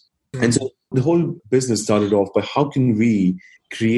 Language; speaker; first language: English; non-native, local second language; Hindi